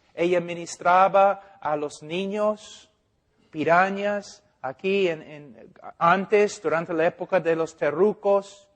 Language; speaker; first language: Spanish; non-native, fluent; English